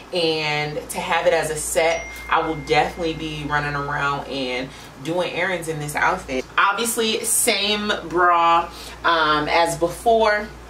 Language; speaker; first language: English; native; English